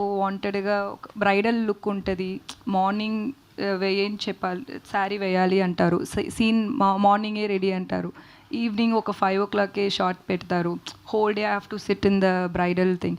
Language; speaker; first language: Telugu; non-native, learner; Tamil